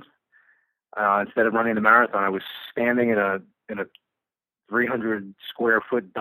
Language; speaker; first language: English; native; English